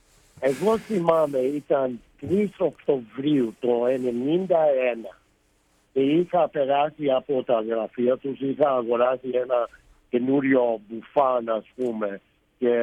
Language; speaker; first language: Greek; early bilingual, heritage; Greek